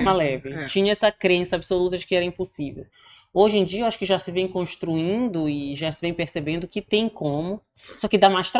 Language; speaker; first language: Portuguese; native; Portuguese